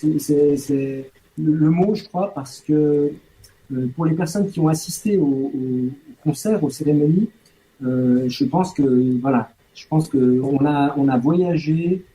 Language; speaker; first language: French; native; French